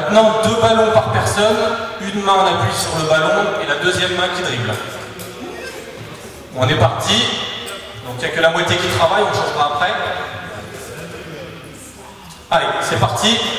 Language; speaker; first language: French; native; French